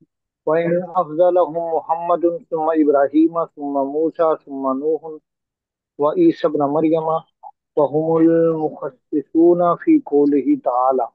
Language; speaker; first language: Arabic; non-native, learner; Urdu